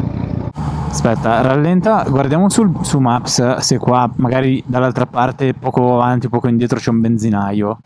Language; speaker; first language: Italian; native; Italian